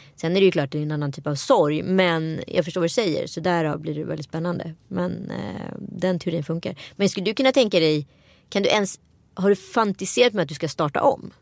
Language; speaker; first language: Swedish; native; Swedish